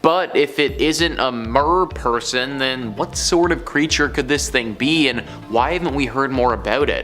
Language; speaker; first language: English; native; English